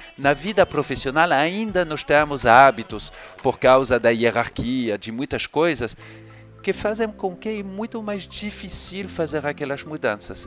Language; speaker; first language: Portuguese; non-native, fluent; French